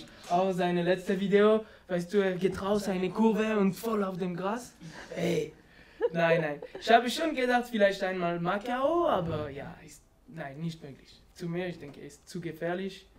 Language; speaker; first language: German; non-native, learner; French